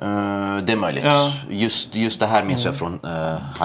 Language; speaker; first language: Swedish; early bilingual, other home language; Persian